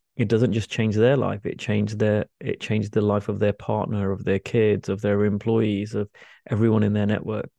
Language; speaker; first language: English; native; English